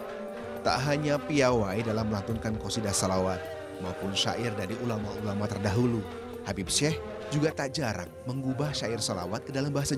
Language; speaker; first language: Indonesian; native; Indonesian